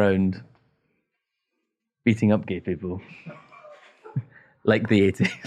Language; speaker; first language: English; native; English